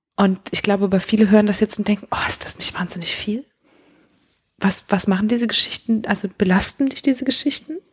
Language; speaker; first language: German; native; German